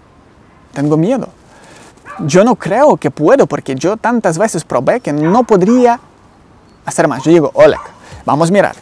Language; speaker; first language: Spanish; non-native, learner; Ukrainian